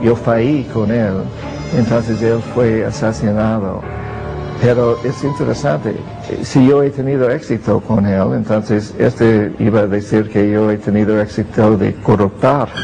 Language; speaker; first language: Spanish; non-native, fluent; English